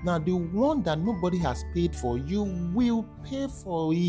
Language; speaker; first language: English; non-native, local second language; Bini